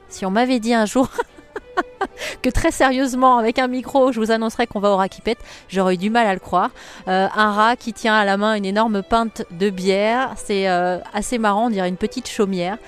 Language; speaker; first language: French; native; French